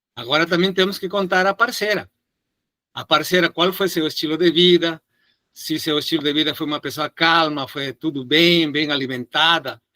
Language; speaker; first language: Portuguese; non-native, fluent; Spanish